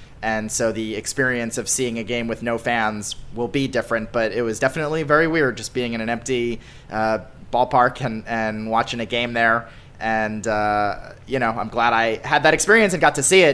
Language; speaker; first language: English; native; English